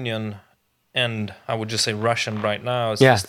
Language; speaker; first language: English; non-native, fluent; Ukrainian